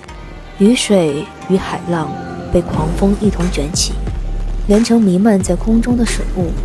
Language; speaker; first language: Chinese; native; Chinese